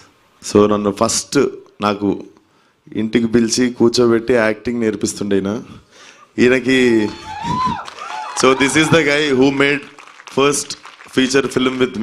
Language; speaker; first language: Telugu; native; Telugu